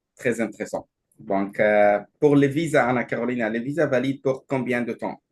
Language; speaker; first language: French; non-native, learner; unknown